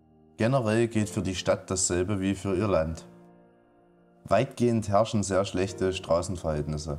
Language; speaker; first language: German; native; German